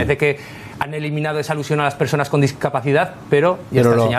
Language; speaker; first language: Spanish; native; Spanish